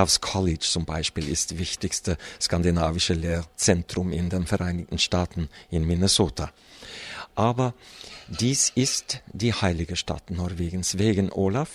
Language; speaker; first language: German; non-native, fluent; Norwegian